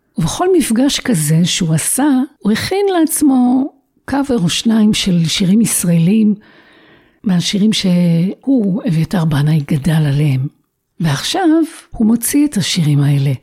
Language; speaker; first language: Hebrew; native; Hebrew